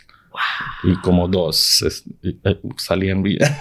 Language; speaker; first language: Spanish; early bilingual, heritage; Spanish